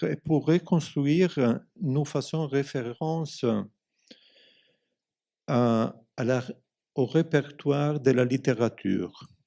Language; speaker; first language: French; non-native, fluent; Italian